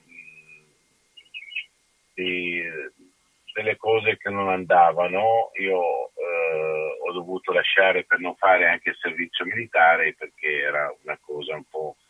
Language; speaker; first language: Italian; non-native, fluent; Spanish